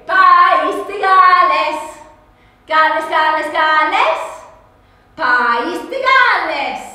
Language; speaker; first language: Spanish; non-native, learner; English